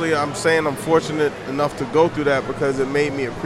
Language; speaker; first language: English; native; English